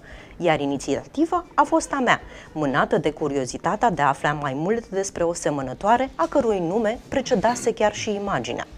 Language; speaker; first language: Romanian; native; Romanian